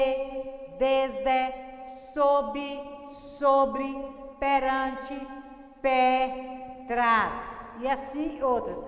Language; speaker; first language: Portuguese; native; Portuguese